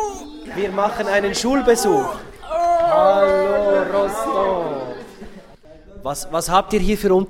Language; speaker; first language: German; native; German